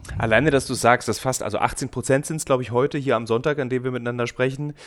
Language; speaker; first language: German; native; German